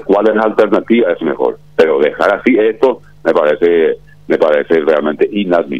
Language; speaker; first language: Spanish; native; Spanish